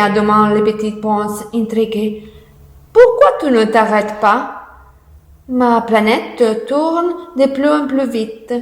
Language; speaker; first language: French; non-native, learner; Italian